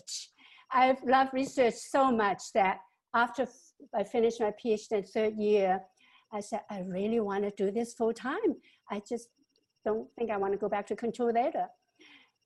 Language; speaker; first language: English; non-native, local second language; Wu Chinese